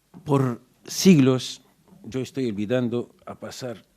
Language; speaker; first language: Spanish; non-native, fluent; Arabic